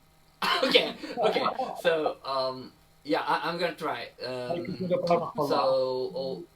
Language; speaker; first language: English; non-native, learner; Japanese